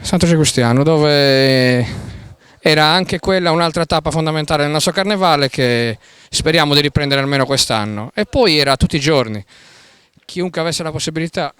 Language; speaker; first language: Italian; native; Italian